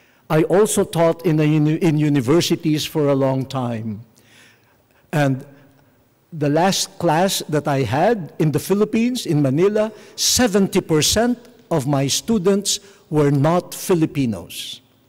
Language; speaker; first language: English; non-native, local second language; Filipino